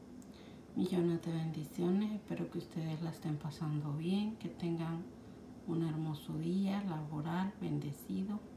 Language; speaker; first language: Spanish; native; Spanish